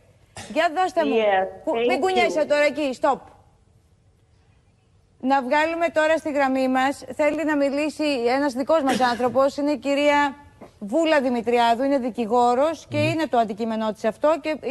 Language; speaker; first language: Greek; native; Greek